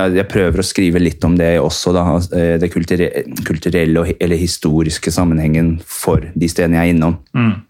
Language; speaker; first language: Norwegian; early bilingual, heritage; Norwegian